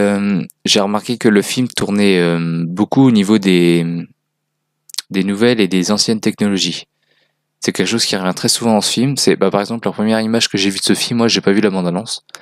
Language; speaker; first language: French; native; French